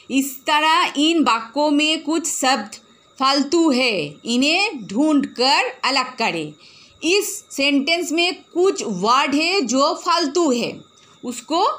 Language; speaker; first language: Hindi; non-native, local second language; Bangla